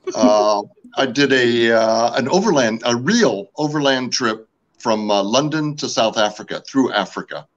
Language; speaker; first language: English; native; English